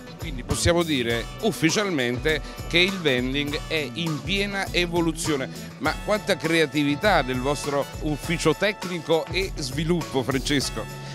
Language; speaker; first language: Italian; native; Italian